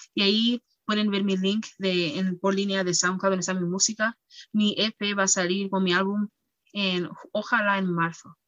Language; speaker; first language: Spanish; early bilingual, heritage; Spanish